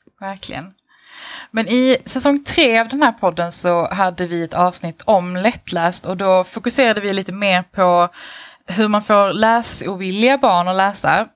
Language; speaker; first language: Swedish; native; Swedish